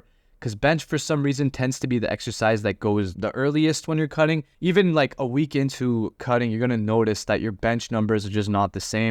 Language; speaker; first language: English; native; English